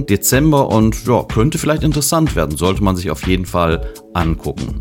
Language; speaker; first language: German; native; German